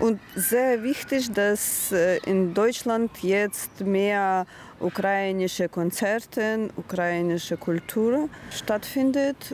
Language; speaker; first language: German; non-native, learner; Ukrainian